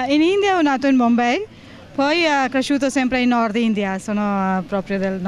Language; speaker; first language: Italian; non-native, learner; Hindi